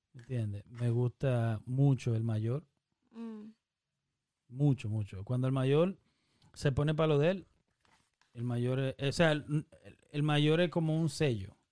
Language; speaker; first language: Spanish; early bilingual, heritage; Spanish